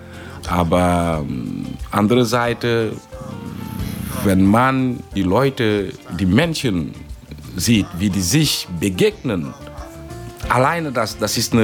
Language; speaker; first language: German; non-native, fluent; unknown